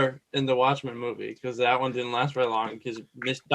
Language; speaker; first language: English; native; English